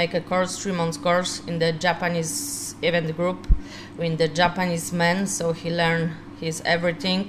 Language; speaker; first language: English; non-native, learner; Polish